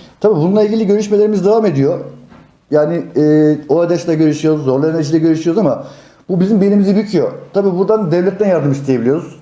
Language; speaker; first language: Turkish; native; Turkish